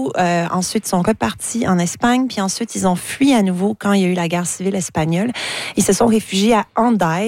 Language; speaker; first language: French; native; French